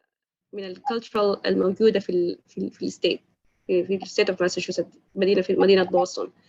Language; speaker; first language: Arabic; native; Arabic